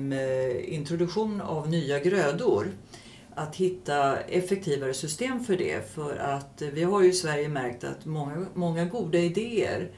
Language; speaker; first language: Swedish; native; Swedish